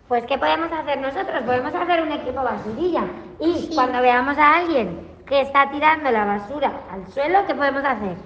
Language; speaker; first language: Spanish; native; Spanish